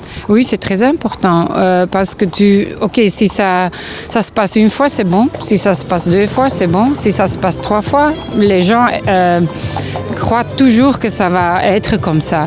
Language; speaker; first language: French; non-native, local second language; Dutch